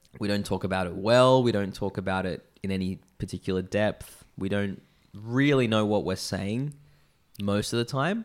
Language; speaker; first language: English; native; English